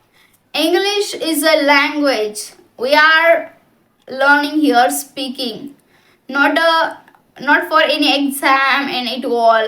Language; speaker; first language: English; non-native, local second language; Hindi